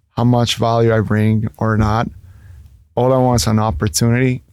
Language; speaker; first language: English; non-native, fluent; Spanish